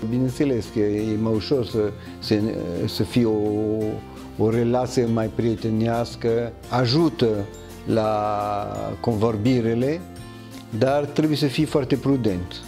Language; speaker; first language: Romanian; early bilingual, heritage; French